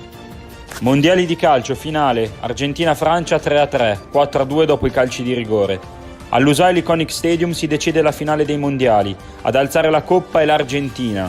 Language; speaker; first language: Italian; native; Italian